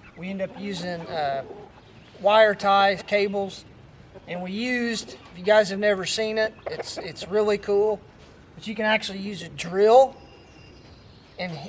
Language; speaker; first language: English; native; English